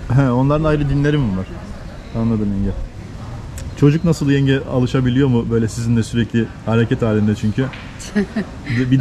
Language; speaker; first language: Turkish; native; Turkish